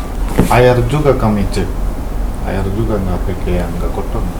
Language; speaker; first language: Indonesian; non-native, local second language; Malayalam